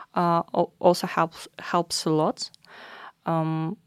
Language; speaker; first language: English; non-native, fluent; Russian